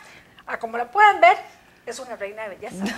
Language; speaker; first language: Spanish; native; Spanish